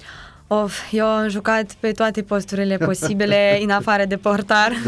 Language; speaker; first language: Romanian; non-native, fluent; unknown